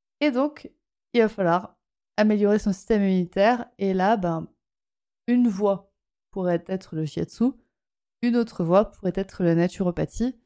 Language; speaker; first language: French; native; French